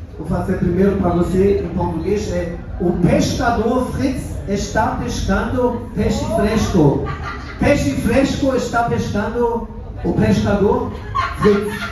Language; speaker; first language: Portuguese; non-native, fluent; German